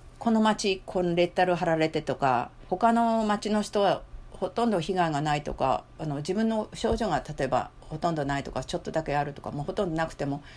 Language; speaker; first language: Japanese; native; Japanese